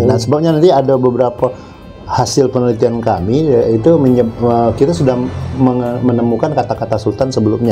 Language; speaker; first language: Indonesian; native; Indonesian